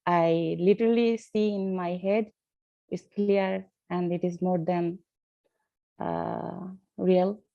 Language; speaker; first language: English; non-native, learner; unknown